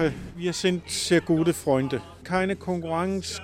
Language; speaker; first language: German; non-native, learner; Danish